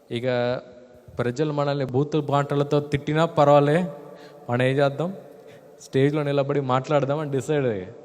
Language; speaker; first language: Telugu; non-native, fluent; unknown